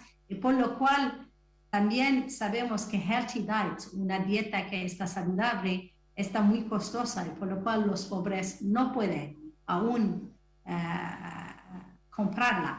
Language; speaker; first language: Spanish; non-native, learner; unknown